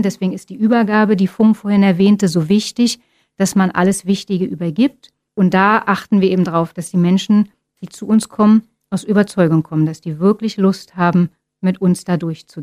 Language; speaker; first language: German; native; German